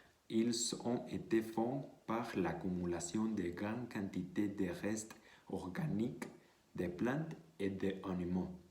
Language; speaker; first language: French; non-native, learner; Spanish